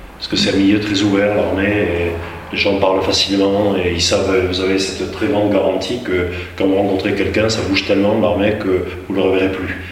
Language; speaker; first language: French; native; French